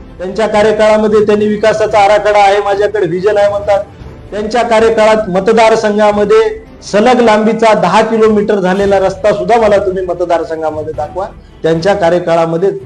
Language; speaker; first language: Marathi; native; Marathi